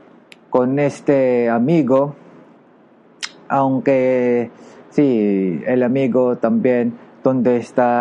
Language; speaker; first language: Spanish; non-native, learner; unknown